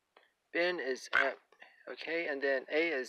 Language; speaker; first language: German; non-native, learner; English